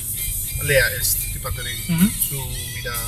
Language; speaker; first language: German; non-native, learner; Greek